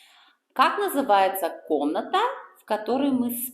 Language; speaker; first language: Russian; non-native, local second language; Kara-Kalpak